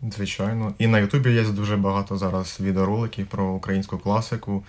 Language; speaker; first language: Ukrainian; native; Ukrainian